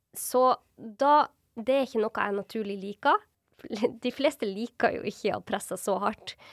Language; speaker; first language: Norwegian; native; Norwegian